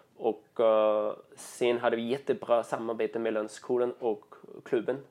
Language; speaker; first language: Swedish; non-native, fluent; German